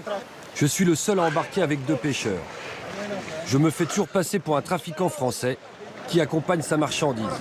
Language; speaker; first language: French; native; French